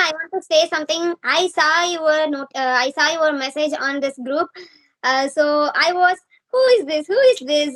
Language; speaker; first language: English; non-native, learner; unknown